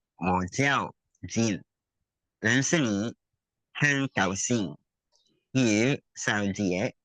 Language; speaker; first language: Chinese; non-native, learner; Filipino